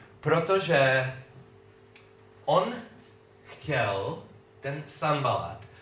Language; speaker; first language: Czech; non-native, learner; English